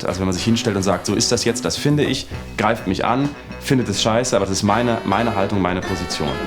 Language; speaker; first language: German; native; German